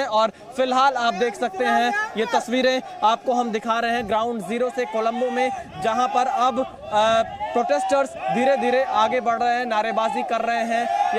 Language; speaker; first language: Hindi; native; Hindi